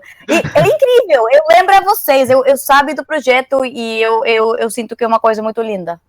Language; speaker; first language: Portuguese; non-native, learner; Spanish